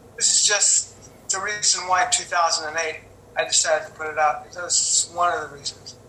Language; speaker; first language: English; native; English